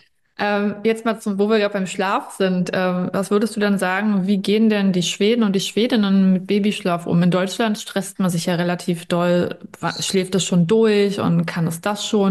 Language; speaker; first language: German; native; German